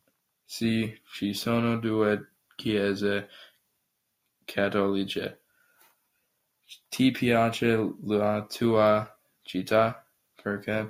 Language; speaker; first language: Italian; non-native, learner; English